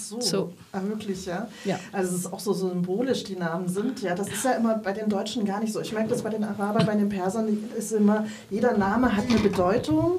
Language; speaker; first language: German; native; German